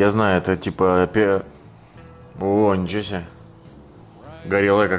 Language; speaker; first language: Russian; native; Russian